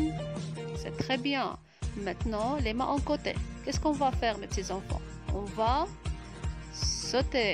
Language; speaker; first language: French; non-native, local second language; Arabic